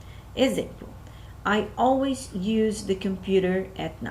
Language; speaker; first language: English; non-native, fluent; Portuguese